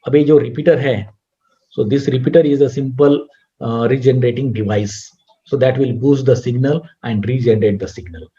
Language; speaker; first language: Hindi; non-native, local second language; Marathi